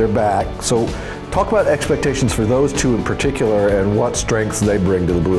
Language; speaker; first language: English; native; English